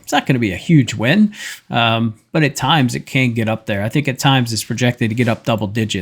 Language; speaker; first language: English; native; English